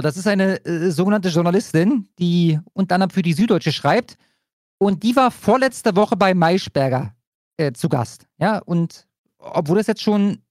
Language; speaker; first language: German; native; German